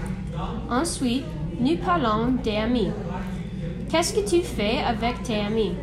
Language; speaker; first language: French; non-native, learner; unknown